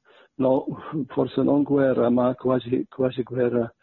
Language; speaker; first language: Italian; non-native, fluent; Belarusian